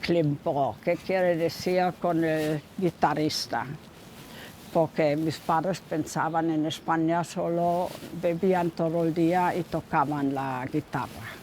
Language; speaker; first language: Spanish; non-native, fluent; German